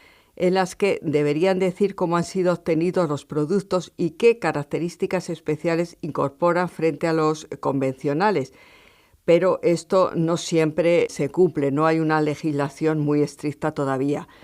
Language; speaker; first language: Spanish; native; Spanish